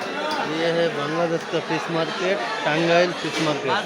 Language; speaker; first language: Hindi; non-native, local second language; Bangla